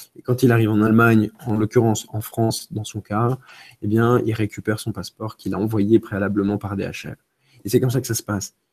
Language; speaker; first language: French; early bilingual, other home language; Romanian